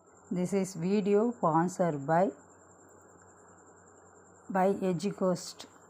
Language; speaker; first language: English; non-native, local second language; Tamil